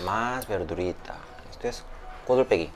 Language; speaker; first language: Spanish; non-native, learner; Korean